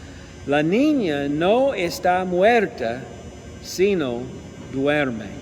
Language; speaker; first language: Spanish; non-native, learner; English